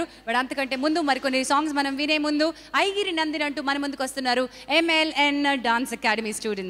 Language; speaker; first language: Telugu; native; Telugu